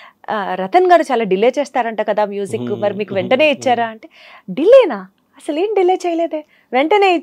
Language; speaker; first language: Telugu; native; Telugu